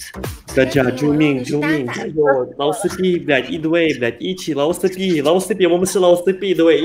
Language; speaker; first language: Chinese; non-native, learner; Russian